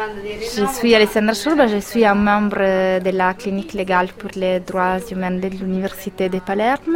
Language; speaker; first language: French; non-native, fluent; Italian